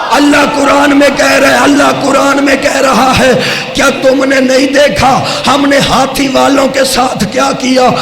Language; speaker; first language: Urdu; native; Urdu